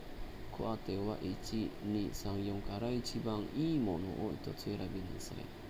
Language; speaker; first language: Japanese; non-native, learner; Indonesian